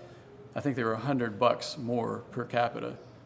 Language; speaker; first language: English; native; English